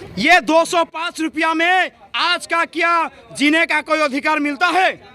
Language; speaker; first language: Hindi; non-native, local second language; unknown